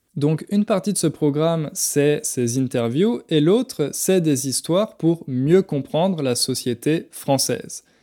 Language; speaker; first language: French; native; French